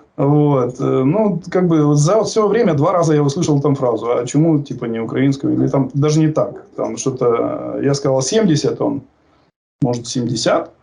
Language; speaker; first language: Russian; native; Russian